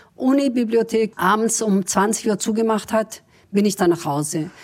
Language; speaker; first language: German; early bilingual, other home language; Kurdish